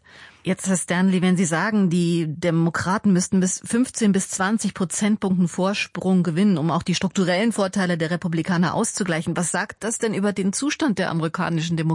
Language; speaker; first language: German; native; German